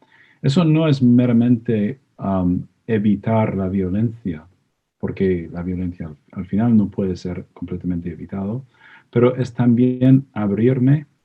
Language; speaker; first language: Spanish; non-native, fluent; English